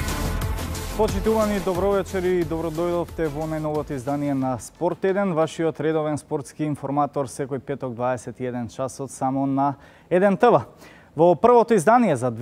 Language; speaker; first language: Macedonian; native; Macedonian